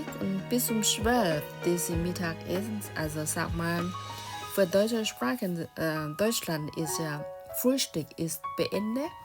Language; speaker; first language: German; non-native, learner; Thai